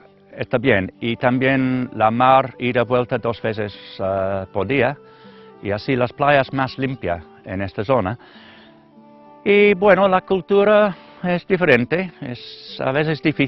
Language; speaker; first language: Spanish; non-native, learner; English